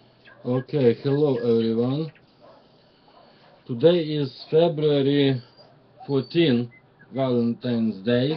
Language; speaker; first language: English; non-native, learner; Russian